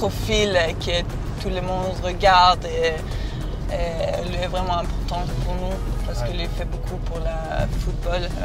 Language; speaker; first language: French; non-native, learner; Serbian